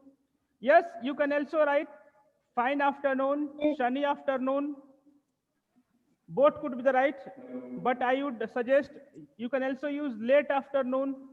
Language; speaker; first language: English; non-native, local second language; Hindi